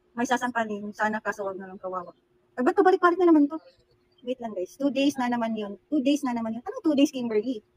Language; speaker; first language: Filipino; non-native, local second language; Cebuano